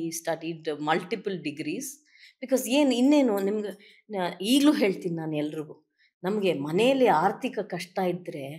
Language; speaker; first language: Kannada; non-native, local second language; Tamil